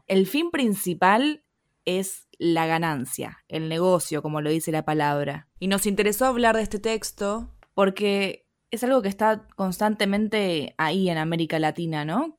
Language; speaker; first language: Spanish; native; Spanish